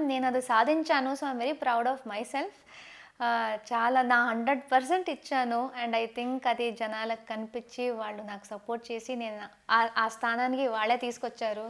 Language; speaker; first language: Telugu; non-native, local second language; Tamil